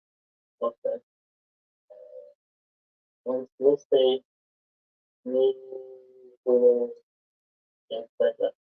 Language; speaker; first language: English; non-native, learner; Spanish